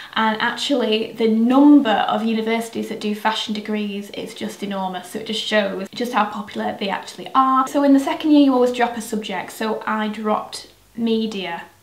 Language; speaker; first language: English; native; English